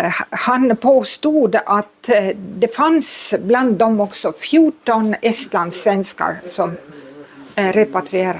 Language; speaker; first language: Swedish; non-native, fluent; Estonian